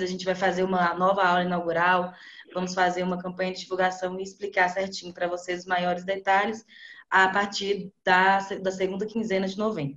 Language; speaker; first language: Portuguese; native; Portuguese